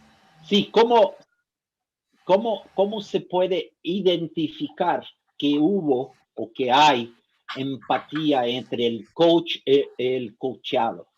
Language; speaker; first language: Spanish; non-native, fluent; Portuguese